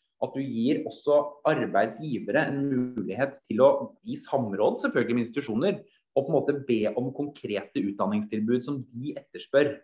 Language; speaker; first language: Norwegian; native; Norwegian